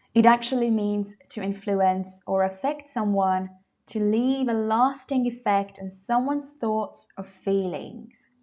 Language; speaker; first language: English; non-native, fluent; Persian